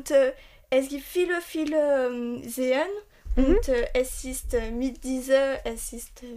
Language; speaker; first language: German; non-native, learner; French